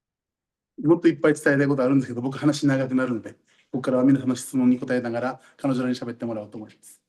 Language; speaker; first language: Japanese; native; Japanese